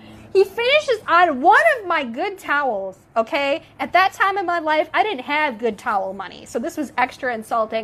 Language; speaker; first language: English; native; English